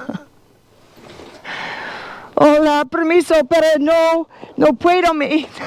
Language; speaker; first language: Spanish; non-native, learner; English